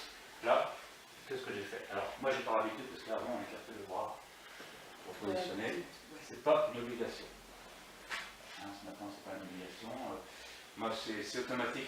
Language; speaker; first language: French; native; French